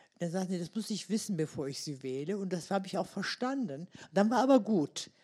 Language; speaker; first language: German; early bilingual, other home language; Turkish